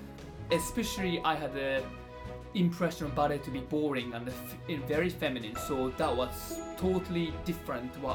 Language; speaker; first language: English; non-native, fluent; Japanese